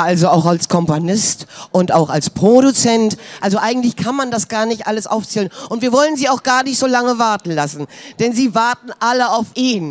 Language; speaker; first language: German; native; German